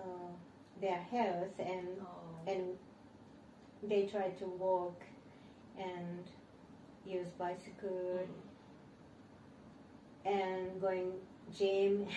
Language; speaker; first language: English; non-native, learner; Japanese